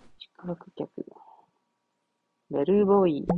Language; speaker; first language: Japanese; non-native, learner; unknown